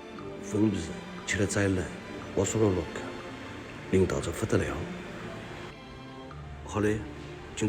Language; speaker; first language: Chinese; non-native, local second language; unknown